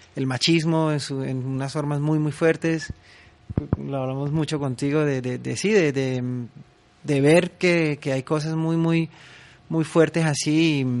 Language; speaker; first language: Spanish; early bilingual, heritage; French